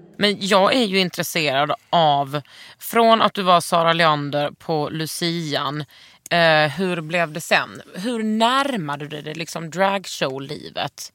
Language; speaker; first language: Swedish; native; Swedish